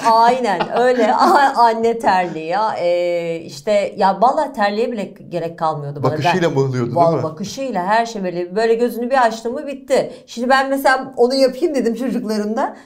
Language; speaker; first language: Turkish; native; Turkish